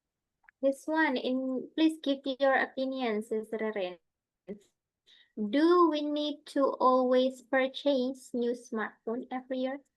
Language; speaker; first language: English; non-native, fluent; Indonesian